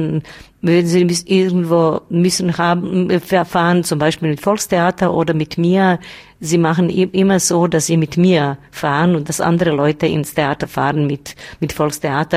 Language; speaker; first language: German; non-native, learner; Bosnian